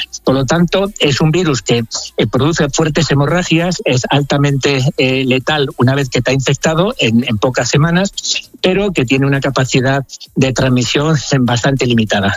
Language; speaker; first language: Spanish; native; Spanish